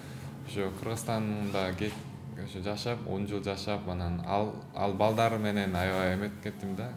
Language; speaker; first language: Kyrgyz; early bilingual, other home language; Korean